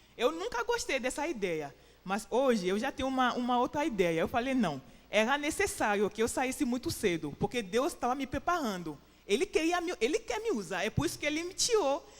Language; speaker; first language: Portuguese; non-native, fluent; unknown